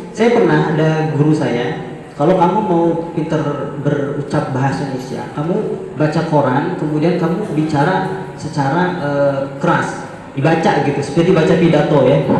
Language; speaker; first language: Indonesian; non-native, local second language; Achinese